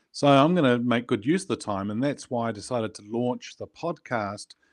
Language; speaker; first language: English; native; English